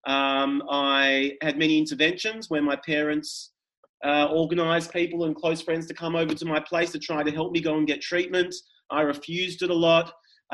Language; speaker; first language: English; native; English